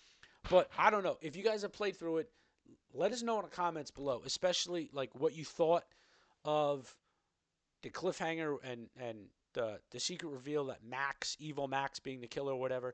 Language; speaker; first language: English; native; English